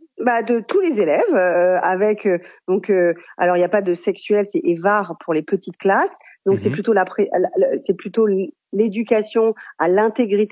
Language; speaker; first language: French; native; French